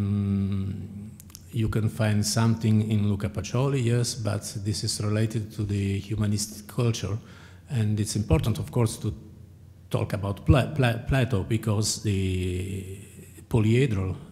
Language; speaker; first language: English; non-native, fluent; Italian